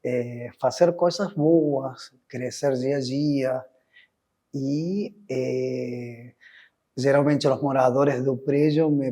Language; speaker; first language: Portuguese; non-native, fluent; Spanish